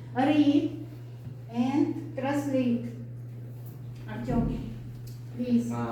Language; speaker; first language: English; non-native, learner; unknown